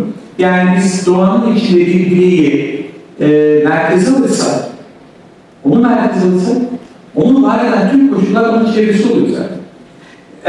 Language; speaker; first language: Turkish; native; Turkish